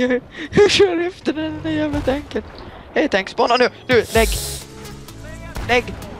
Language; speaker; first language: Swedish; native; Swedish